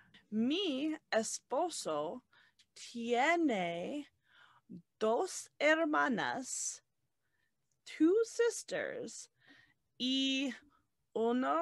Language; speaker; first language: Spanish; non-native, learner; English